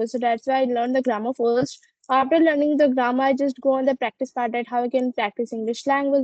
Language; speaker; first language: English; non-native, learner; Hindi